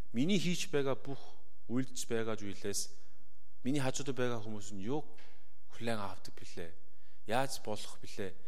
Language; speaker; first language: Mongolian; non-native, fluent; Korean